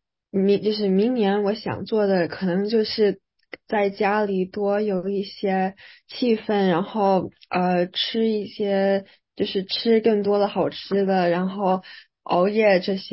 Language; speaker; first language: Chinese; early bilingual, other home language; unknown